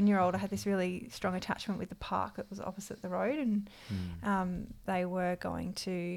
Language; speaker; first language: English; native; English